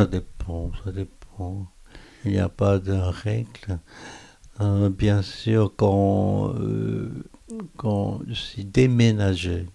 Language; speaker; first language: French; non-native, fluent; Korean